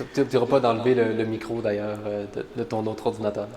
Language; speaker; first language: French; native; French